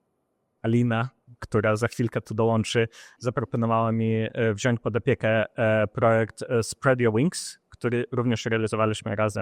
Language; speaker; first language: Polish; non-native, fluent; Ukrainian